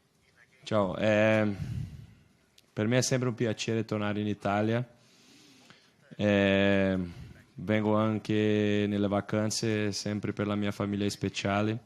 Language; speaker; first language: Italian; non-native, fluent; Portuguese